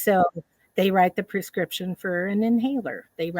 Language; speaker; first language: English; native; English